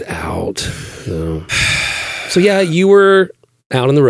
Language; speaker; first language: English; native; English